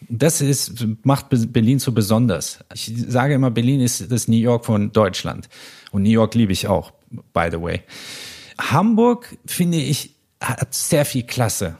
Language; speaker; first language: German; early bilingual, other home language; Persian